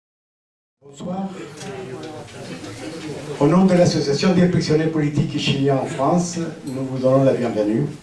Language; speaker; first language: French; non-native, fluent; Spanish